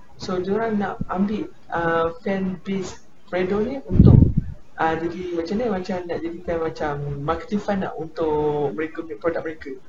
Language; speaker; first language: Malay; native; Malay